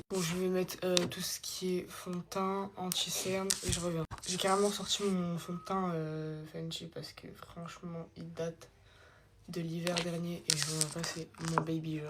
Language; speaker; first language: French; native; French